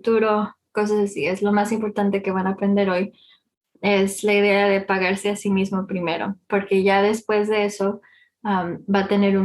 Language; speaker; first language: Spanish; early bilingual, heritage; Spanish